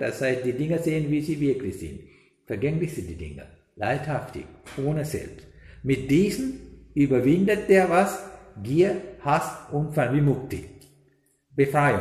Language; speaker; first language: German; non-native, learner; Sinhala